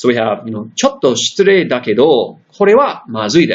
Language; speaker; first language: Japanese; non-native, fluent; English